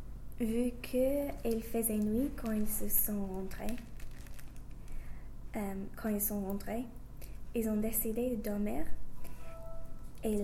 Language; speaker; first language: French; non-native, learner; English